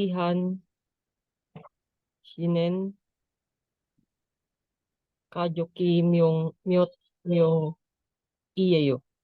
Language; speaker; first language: Korean; non-native, learner; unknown